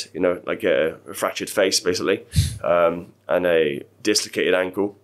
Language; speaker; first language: English; native; English